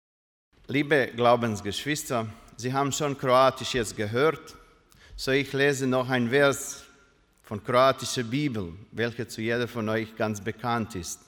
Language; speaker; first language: German; non-native, learner; Croatian